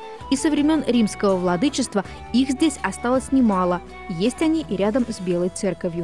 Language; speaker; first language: Russian; native; Russian